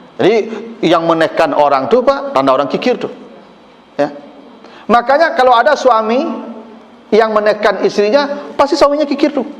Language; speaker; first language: Malay; non-native, local second language; Minangkabau